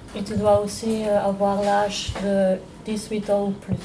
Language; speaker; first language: French; non-native, local second language; Dutch